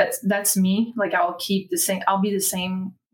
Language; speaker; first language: English; non-native, fluent; French